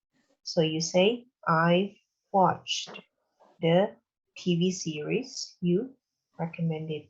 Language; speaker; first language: English; non-native, local second language; Indonesian